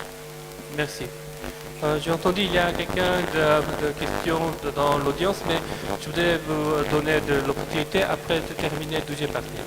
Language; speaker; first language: French; non-native, fluent; Korean